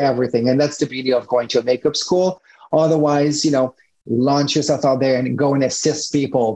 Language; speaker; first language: English; non-native, fluent; French